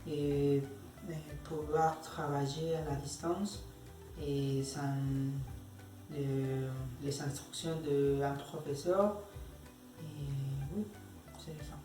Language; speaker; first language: French; non-native, learner; Spanish